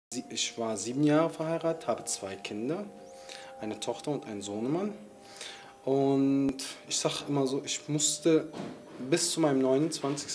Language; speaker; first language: German; early bilingual, other home language; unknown